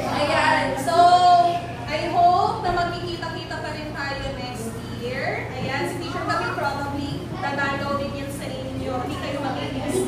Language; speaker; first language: Filipino; native; Filipino